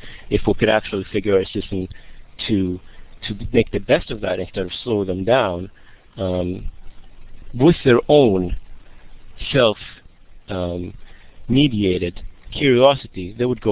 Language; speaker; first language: English; non-native, fluent; Greek